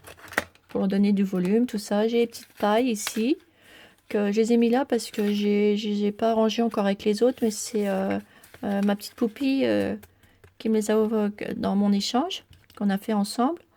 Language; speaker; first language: French; native; French